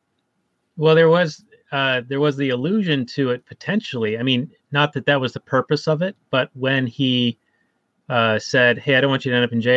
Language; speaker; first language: English; native; English